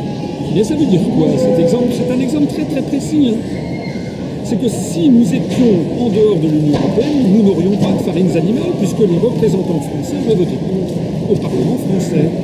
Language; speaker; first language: French; native; French